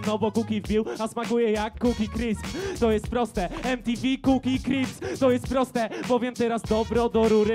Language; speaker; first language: Polish; native; Polish